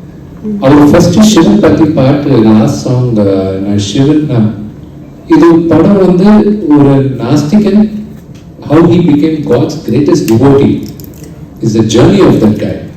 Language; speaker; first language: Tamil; non-native, local second language; Telugu